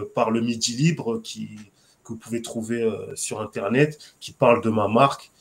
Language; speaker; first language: French; native; French